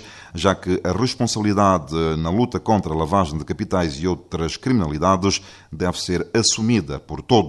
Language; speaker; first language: Portuguese; non-native, local second language; Kabuverdianu